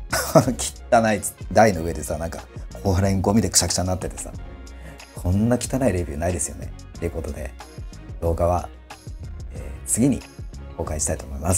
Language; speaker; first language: Japanese; native; Japanese